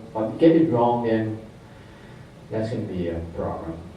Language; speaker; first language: English; non-native, fluent; Thai